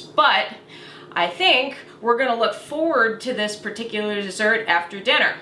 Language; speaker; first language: English; native; English